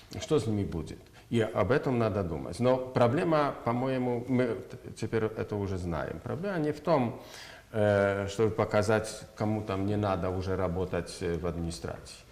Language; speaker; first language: Russian; non-native, learner; Polish